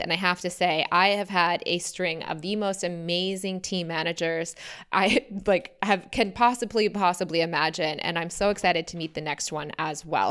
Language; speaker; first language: English; native; English